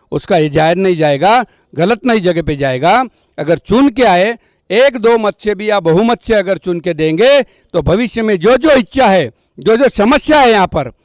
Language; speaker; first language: Hindi; non-native, local second language; Lambadi